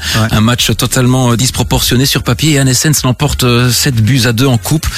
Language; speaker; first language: French; native; French